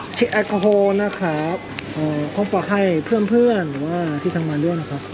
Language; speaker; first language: Thai; non-native, fluent; Korean